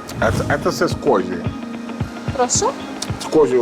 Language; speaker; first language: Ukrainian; non-native, learner; Italian